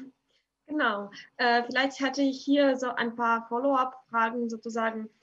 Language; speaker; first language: German; non-native, fluent; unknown